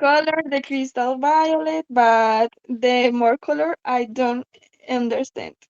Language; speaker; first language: English; non-native, learner; Spanish